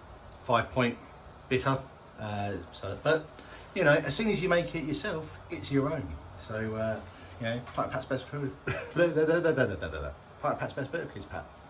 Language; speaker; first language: English; native; English